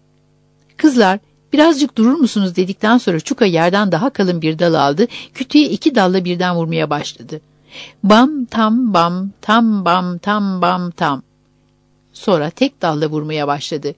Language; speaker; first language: Turkish; native; Turkish